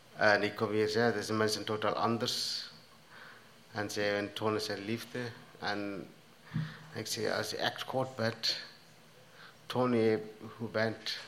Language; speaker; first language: Dutch; non-native, learner; Tamil